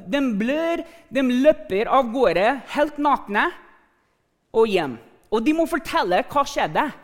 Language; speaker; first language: Norwegian; non-native, fluent; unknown